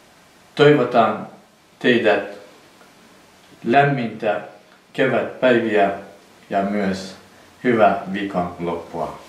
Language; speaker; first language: Finnish; non-native, fluent; Central Kurdish